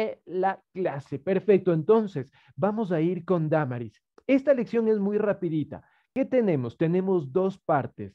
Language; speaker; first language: Spanish; native; Spanish